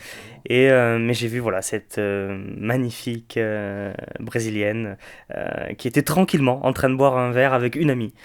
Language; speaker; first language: French; native; French